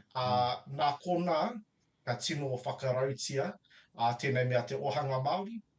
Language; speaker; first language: Māori; native; Māori